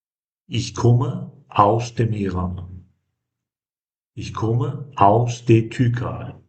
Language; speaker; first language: German; non-native, fluent; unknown